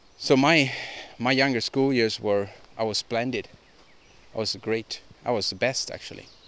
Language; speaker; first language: English; non-native, fluent; Swedish